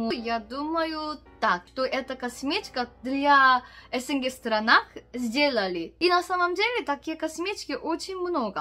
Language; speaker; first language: Russian; non-native, learner; Korean